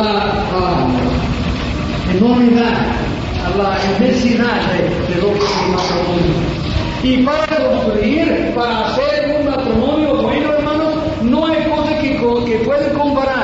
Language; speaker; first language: Spanish; non-native, fluent; English